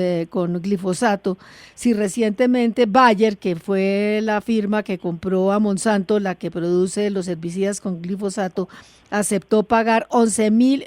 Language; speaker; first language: Spanish; native; Spanish